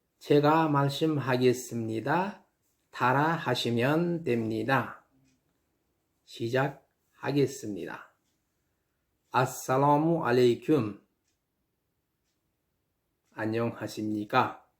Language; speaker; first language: Korean; non-native, learner; Uzbek